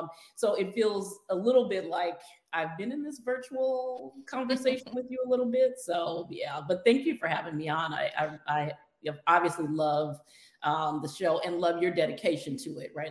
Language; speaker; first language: English; native; English